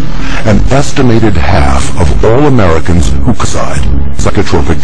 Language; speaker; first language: English; native; English